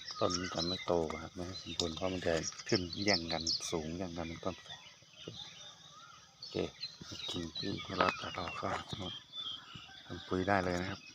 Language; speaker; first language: Thai; native; Thai